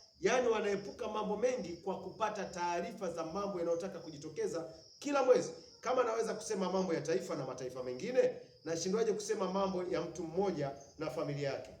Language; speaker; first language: Swahili; native; Swahili